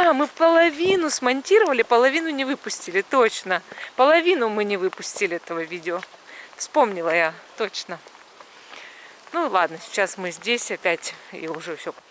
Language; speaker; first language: Russian; native; Russian